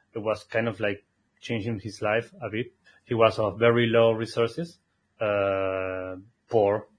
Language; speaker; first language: English; non-native, fluent; Spanish